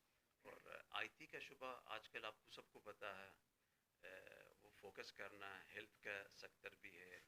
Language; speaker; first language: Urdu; non-native, fluent; Arabic